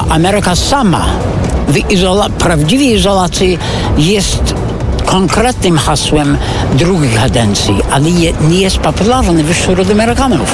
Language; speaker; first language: Polish; non-native, fluent; English